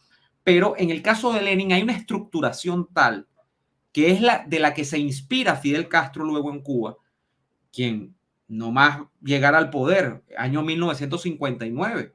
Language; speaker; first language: Spanish; native; Spanish